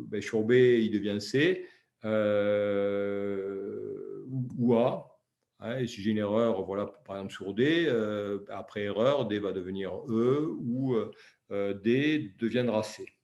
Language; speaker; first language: French; native; French